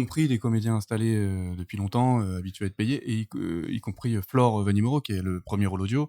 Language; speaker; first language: French; native; French